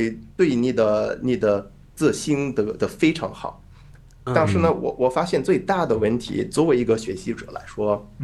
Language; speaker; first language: Chinese; non-native, fluent; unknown